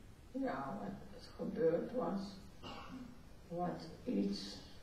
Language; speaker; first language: Dutch; non-native, local second language; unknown